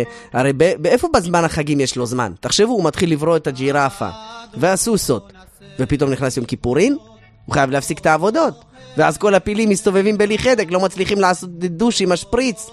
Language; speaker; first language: Hebrew; native; Hebrew